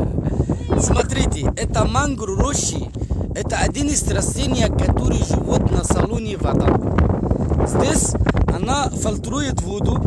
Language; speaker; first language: Russian; non-native, learner; Arabic